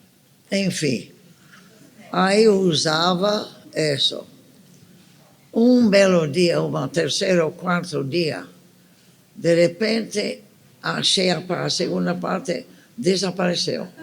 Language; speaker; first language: Portuguese; non-native, fluent; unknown